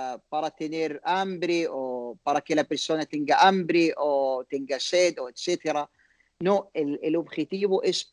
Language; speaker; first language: Spanish; non-native, learner; Arabic